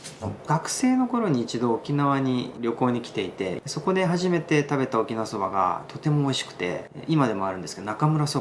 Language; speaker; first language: Japanese; native; Japanese